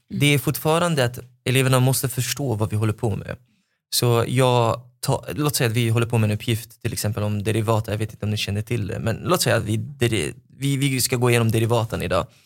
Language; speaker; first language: Swedish; non-native, fluent; Arabic